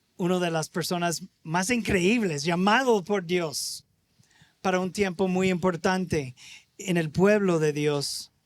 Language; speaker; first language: Spanish; non-native, fluent; English